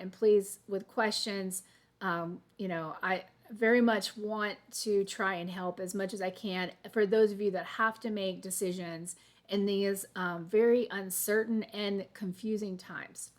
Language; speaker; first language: English; native; English